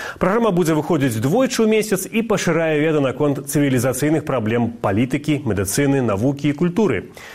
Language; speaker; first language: Belarusian; native; Belarusian